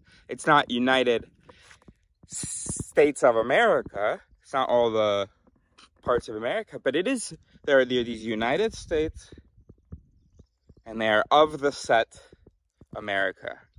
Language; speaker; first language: English; native; English